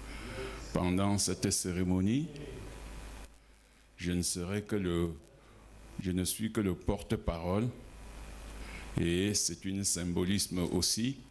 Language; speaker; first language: French; non-native, local second language; Ghomala